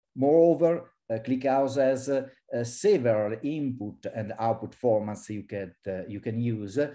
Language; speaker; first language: English; non-native, fluent; Italian